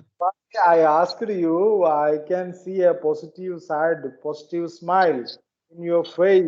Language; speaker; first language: English; non-native, learner; Malayalam